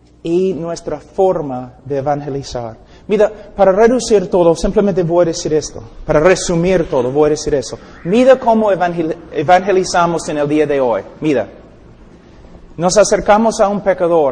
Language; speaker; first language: Spanish; non-native, fluent; English